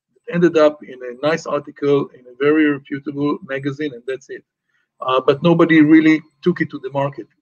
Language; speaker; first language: English; non-native, fluent; Hebrew